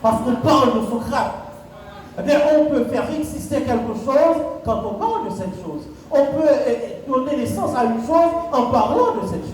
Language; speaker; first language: French; non-native, local second language; Haitian Creole